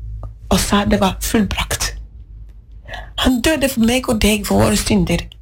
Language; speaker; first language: Norwegian; non-native, learner; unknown